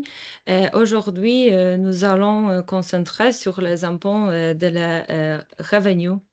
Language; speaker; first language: French; non-native, learner; Polish